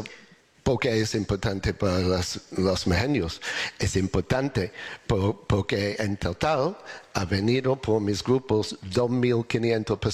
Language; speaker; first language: Spanish; non-native, learner; English